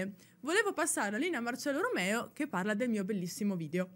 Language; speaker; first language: Italian; native; Italian